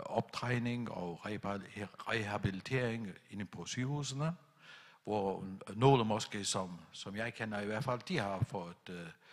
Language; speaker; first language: Danish; non-native, local second language; Faroese